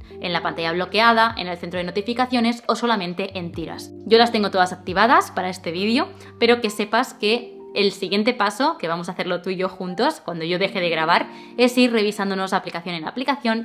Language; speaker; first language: Spanish; native; Spanish